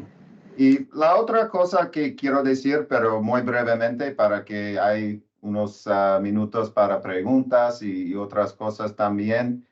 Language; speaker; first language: Spanish; non-native, learner; English